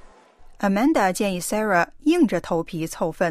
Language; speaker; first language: Chinese; native; Chinese